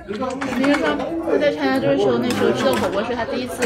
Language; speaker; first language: Chinese; native; Chinese